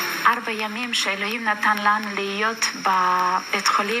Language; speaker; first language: Hebrew; non-native, fluent; German